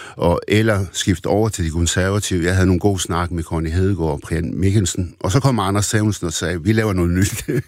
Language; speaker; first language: Danish; early bilingual, other home language; Arabic